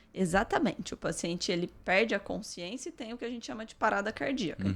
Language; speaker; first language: Portuguese; native; Portuguese